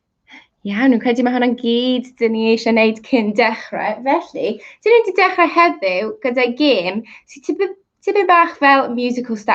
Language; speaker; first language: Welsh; non-native, learner; English